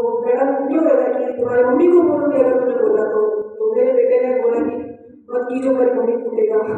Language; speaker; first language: Hindi; non-native, local second language; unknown